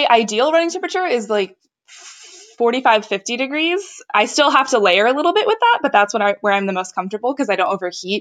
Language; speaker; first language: English; native; English